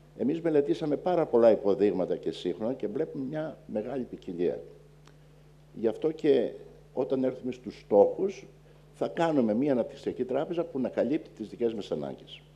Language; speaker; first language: Greek; native; Greek